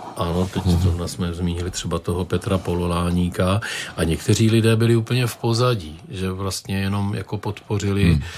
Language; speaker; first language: Czech; native; Czech